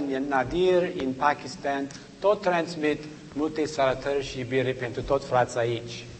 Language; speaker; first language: Romanian; non-native, learner; English